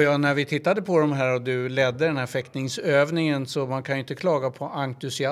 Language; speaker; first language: Swedish; native; Swedish